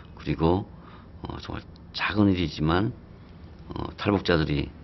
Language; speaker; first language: Korean; native; Korean